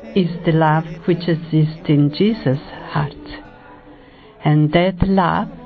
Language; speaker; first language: English; non-native, fluent; Italian